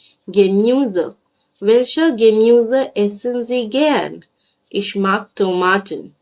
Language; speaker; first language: German; non-native, fluent; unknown